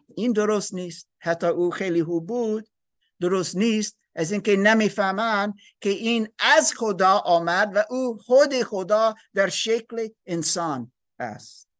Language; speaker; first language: Persian; non-native, learner; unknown